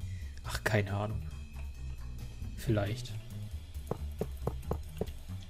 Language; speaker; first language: German; native; German